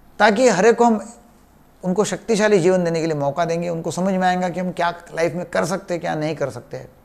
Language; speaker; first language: Hindi; non-native, local second language; Marathi